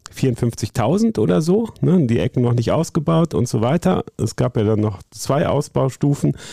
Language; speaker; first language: German; native; German